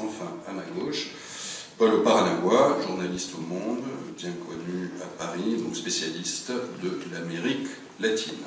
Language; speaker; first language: French; native; French